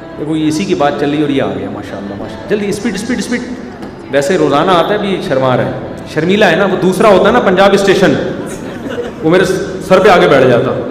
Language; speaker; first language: Urdu; native; Urdu